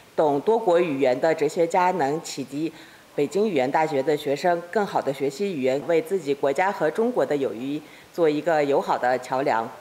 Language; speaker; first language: Chinese; non-native, fluent; Kazakh